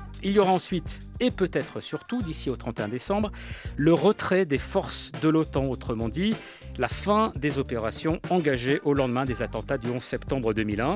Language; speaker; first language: French; native; French